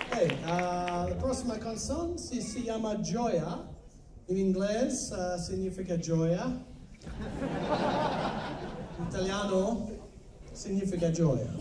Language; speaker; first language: Spanish; non-native, learner; Italian